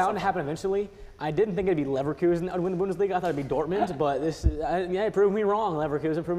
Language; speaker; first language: English; native; English